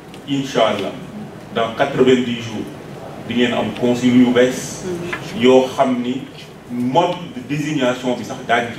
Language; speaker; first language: French; non-native, local second language; Wolof